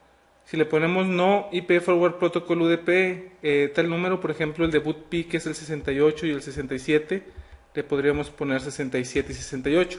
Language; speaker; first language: Spanish; native; Spanish